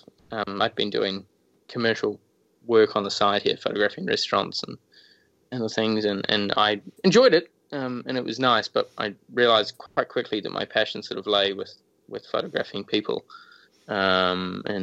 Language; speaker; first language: English; native; English